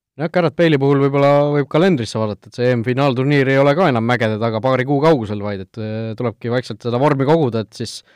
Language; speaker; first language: Estonian; native; Estonian